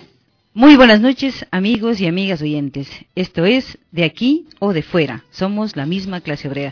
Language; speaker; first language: Spanish; native; Spanish